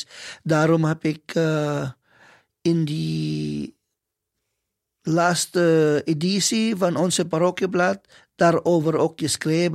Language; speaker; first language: Dutch; non-native, fluent; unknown